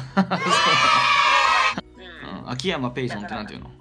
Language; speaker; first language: Japanese; native; Japanese